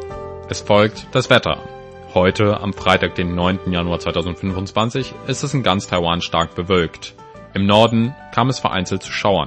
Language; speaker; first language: German; native; German